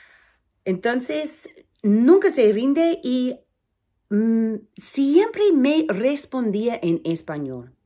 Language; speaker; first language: Spanish; non-native, fluent; English